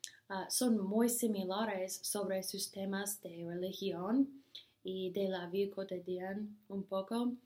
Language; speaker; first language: Spanish; non-native, learner; English